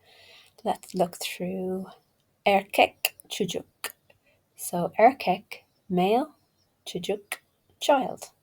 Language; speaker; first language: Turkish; non-native, learner; English